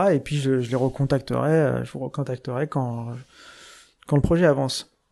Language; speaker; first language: French; native; French